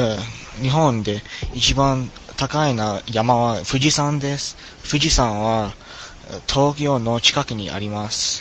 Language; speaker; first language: Japanese; non-native, learner; English